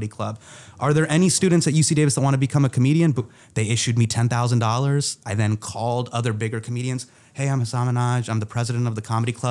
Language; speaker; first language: English; native; English